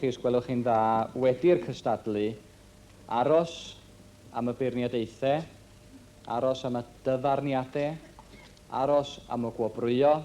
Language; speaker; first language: Welsh; native; Welsh